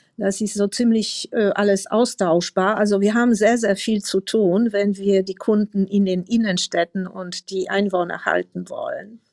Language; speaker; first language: German; non-native, fluent; Polish